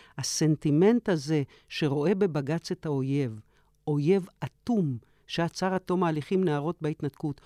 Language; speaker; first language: Hebrew; early bilingual, other home language; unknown